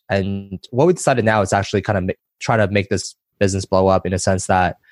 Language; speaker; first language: English; early bilingual, other home language; Chinese